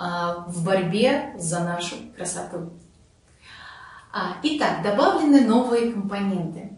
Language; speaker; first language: Russian; native; Russian